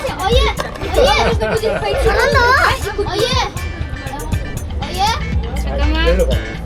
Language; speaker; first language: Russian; non-native, local second language; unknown